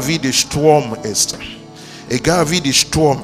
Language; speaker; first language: German; non-native, learner; Russian